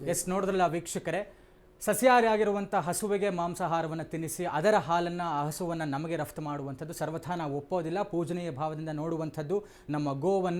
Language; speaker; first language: Kannada; native; Kannada